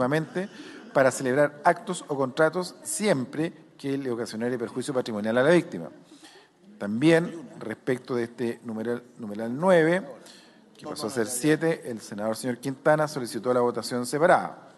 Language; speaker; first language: Spanish; native; Spanish